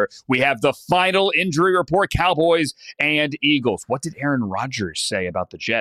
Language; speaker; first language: English; native; English